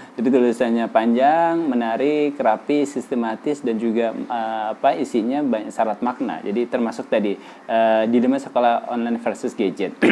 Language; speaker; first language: Indonesian; native; Indonesian